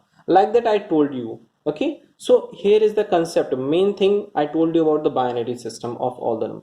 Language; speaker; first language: English; non-native, local second language; Hindi